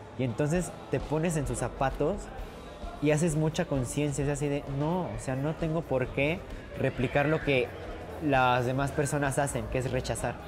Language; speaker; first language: Spanish; native; Spanish